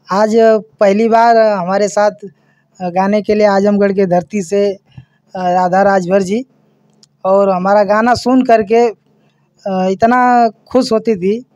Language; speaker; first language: Hindi; native; Hindi